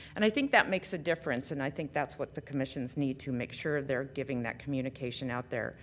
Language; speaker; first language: English; native; English